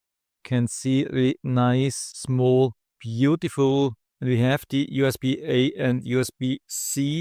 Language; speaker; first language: English; non-native, fluent; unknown